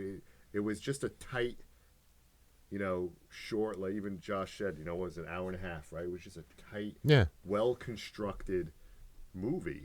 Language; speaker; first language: English; native; English